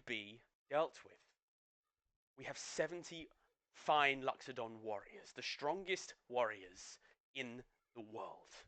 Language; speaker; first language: English; native; English